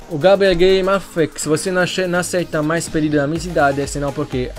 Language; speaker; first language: Portuguese; non-native, learner; Italian